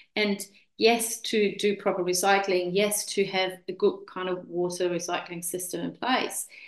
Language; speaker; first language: English; non-native, fluent; German